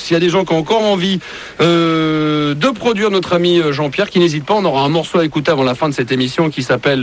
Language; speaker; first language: French; native; French